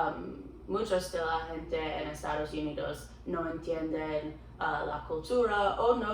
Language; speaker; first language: Spanish; non-native, learner; English